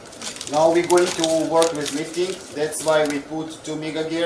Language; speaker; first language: English; non-native, fluent; Russian